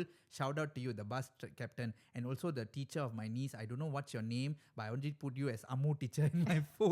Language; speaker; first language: English; native; English